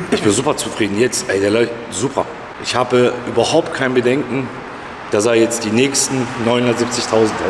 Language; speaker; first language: German; native; German